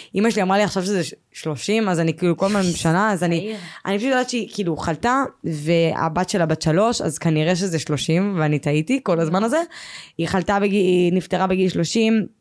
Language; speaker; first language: Hebrew; native; Hebrew